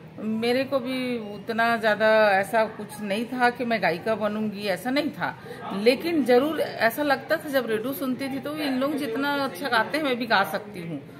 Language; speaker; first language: Hindi; non-native, local second language; Chhattisgarhi